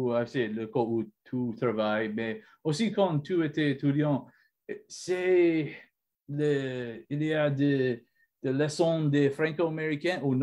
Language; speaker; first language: French; non-native, learner; English